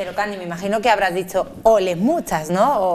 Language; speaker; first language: Spanish; native; Spanish